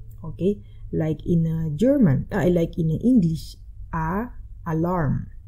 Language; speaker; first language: English; non-native, local second language; Filipino